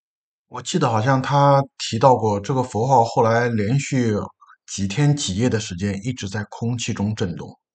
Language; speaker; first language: Chinese; native; Chinese